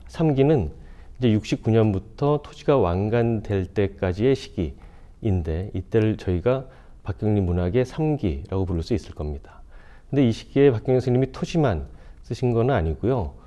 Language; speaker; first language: Korean; native; Korean